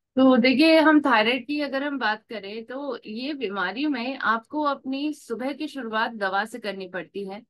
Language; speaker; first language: Hindi; native; Hindi